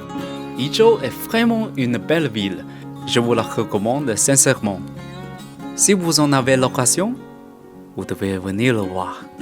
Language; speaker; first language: French; non-native, learner; Chinese